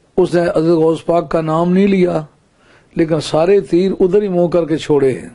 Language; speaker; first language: Urdu; non-native, local second language; Punjabi